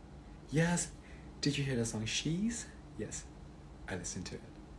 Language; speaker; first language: English; non-native, learner; Thai